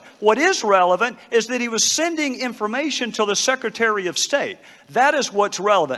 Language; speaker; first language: English; native; English